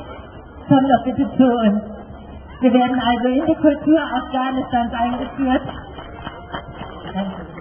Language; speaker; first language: German; native; German